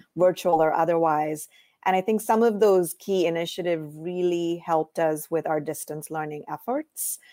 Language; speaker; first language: English; non-native, local second language; Tamil